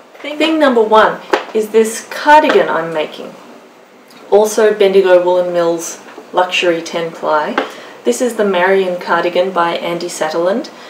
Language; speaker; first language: English; native; English